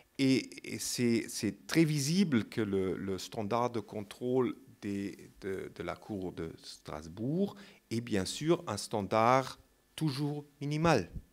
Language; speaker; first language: French; non-native, fluent; German